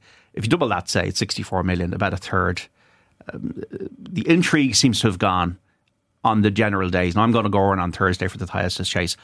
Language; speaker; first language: English; native; English